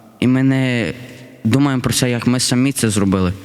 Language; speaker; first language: Ukrainian; early bilingual, heritage; Ukrainian